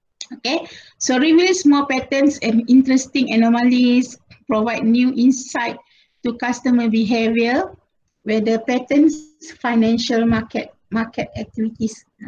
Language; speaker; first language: English; non-native, local second language; Malay